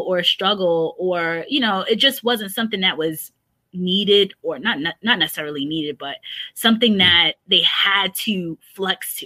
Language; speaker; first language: English; native; English